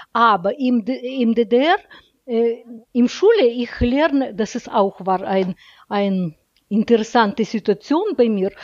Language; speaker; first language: German; non-native, learner; Russian